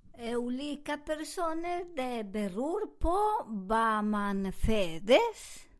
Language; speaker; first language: Swedish; non-native, learner; Spanish